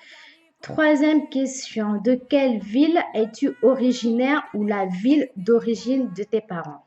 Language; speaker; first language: French; early bilingual, other home language; Bambara